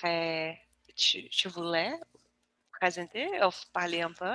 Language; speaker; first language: French; non-native, learner; Portuguese